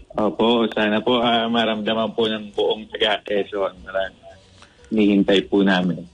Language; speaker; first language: Filipino; native; Filipino